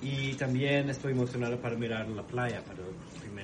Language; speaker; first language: Spanish; non-native, learner; English